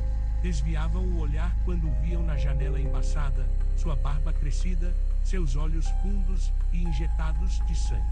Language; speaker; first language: Portuguese; native; Portuguese